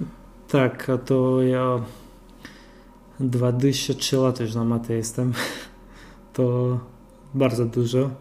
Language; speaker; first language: Polish; non-native, fluent; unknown